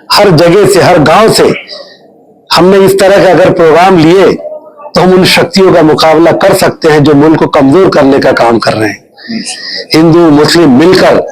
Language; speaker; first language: Urdu; native; Urdu